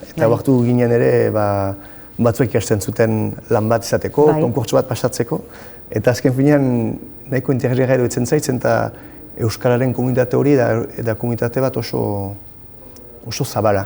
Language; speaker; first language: Basque; non-native, local second language; French